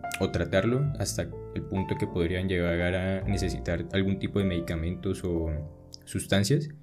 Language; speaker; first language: Spanish; native; Spanish